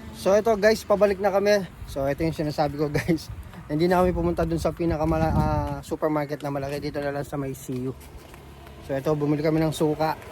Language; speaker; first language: Filipino; non-native, local second language; Pampanga